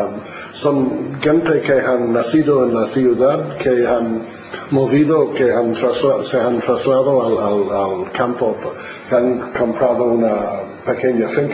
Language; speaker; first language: Spanish; non-native, fluent; English